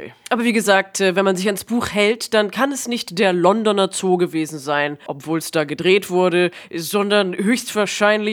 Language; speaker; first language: German; native; German